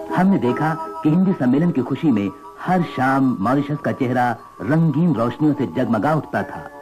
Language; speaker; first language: Hindi; native; Hindi